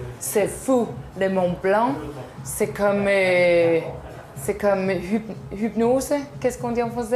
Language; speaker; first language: French; non-native, learner; Danish